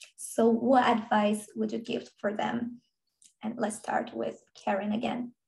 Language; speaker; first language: English; non-native, fluent; Portuguese